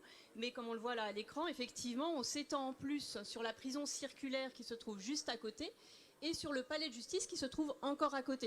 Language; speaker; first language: French; native; French